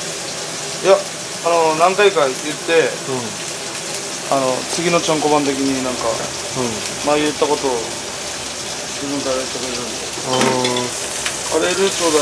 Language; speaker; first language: Japanese; native; Japanese